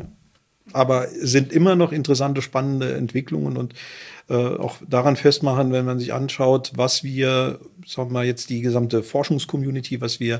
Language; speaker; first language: German; native; German